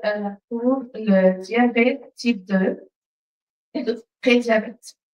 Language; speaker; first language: French; non-native, fluent; Arabic